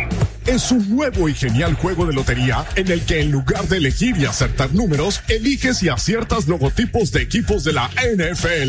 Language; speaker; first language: Spanish; native; Spanish